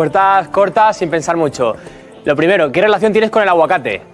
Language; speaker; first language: Spanish; native; Spanish